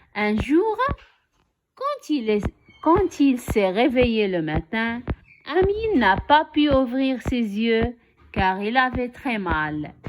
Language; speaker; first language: French; non-native, local second language; Arabic